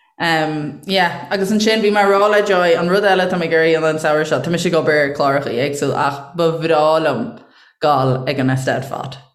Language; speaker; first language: Irish; native; Irish